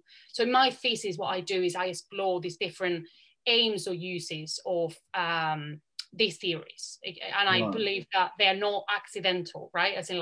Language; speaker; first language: English; non-native, fluent; Catalan